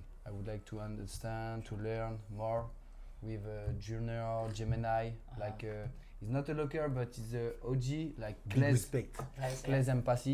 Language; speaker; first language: English; non-native, learner; French